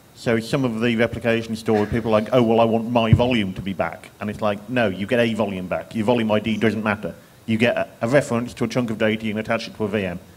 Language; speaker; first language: English; native; English